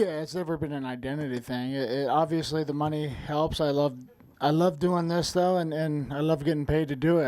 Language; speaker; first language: English; native; English